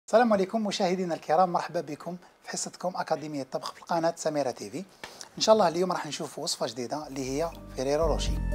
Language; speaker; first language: Arabic; native; Arabic